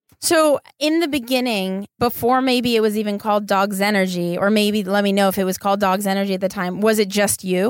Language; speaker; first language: English; native; English